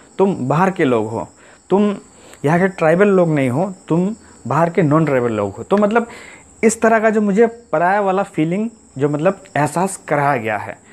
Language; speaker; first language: Hindi; non-native, local second language; Assamese